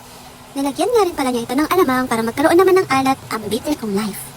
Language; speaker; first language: Filipino; native; Filipino